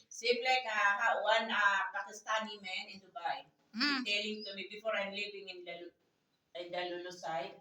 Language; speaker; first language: English; non-native, learner; Filipino